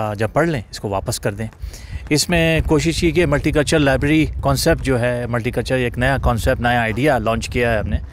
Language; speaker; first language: Urdu; native; Urdu